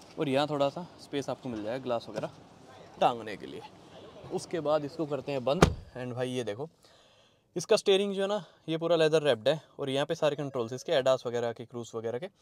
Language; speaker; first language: Hindi; native; Hindi